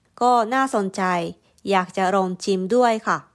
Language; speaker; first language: Thai; non-native, learner; Japanese